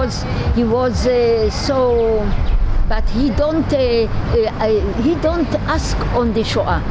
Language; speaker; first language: English; non-native, learner; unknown